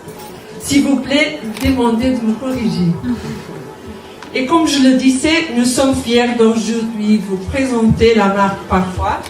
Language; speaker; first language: French; non-native, learner; Portuguese